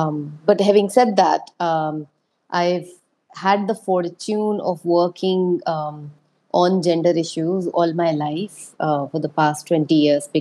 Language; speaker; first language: English; non-native, local second language; Hindi